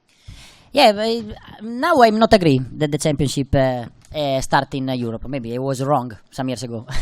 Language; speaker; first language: English; non-native, fluent; Italian